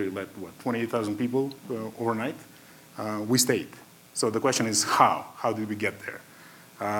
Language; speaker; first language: English; non-native, fluent; Macedonian